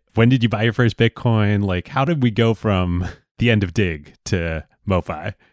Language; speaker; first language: English; native; English